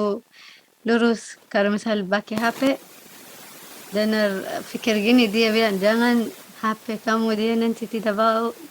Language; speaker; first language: Indonesian; non-native, learner; Arabic